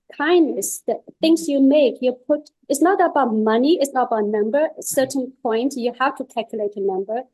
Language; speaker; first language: English; non-native, learner; Chinese